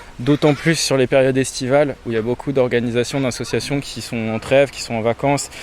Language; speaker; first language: French; native; French